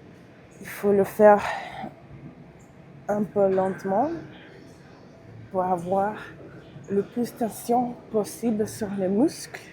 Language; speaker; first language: French; non-native, fluent; English